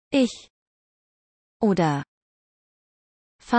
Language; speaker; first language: German; non-native, learner; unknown